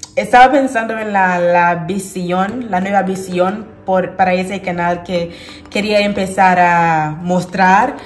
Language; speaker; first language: Spanish; non-native, learner; English